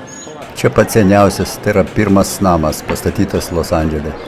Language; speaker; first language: Lithuanian; native; Lithuanian